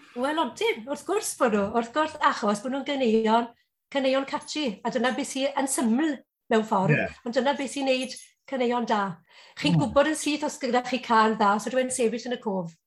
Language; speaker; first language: Welsh; native; Welsh